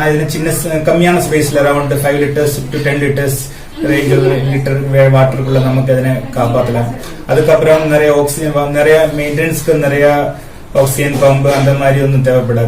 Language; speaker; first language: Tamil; non-native, learner; Malayalam